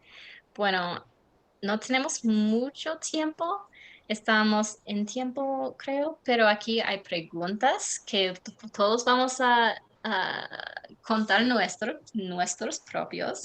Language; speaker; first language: Spanish; non-native, learner; English